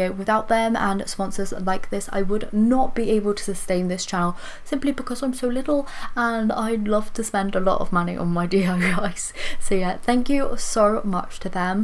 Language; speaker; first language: English; native; English